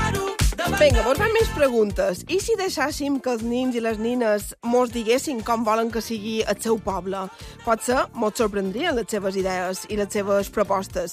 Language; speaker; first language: Catalan; native; Catalan